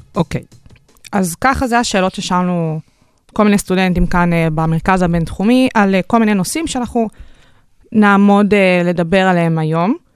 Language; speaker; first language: Hebrew; native; Hebrew